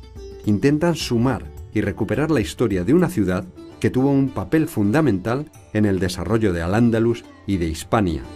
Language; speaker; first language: Spanish; native; Spanish